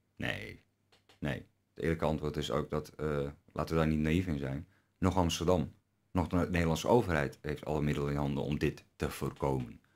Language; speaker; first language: Dutch; early bilingual, other home language; Turkish